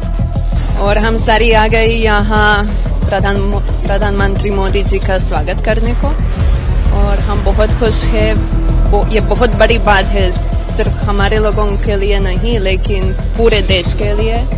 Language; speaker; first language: Hindi; non-native, learner; Croatian